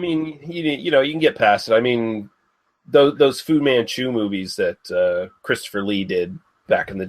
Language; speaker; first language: English; native; English